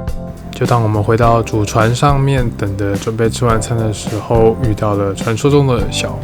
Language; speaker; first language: Chinese; native; Chinese